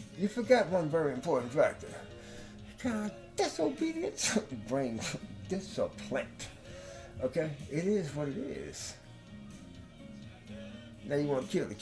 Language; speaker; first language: English; native; English